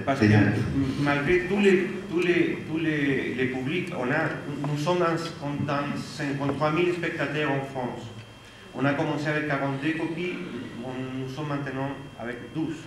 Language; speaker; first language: French; non-native, fluent; Spanish